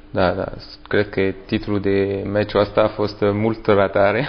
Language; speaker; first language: Romanian; non-native, learner; French